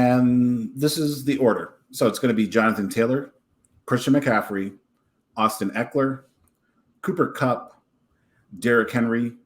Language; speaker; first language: English; native; English